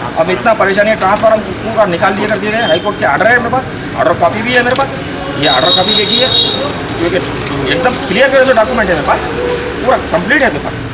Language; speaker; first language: Urdu; native; Urdu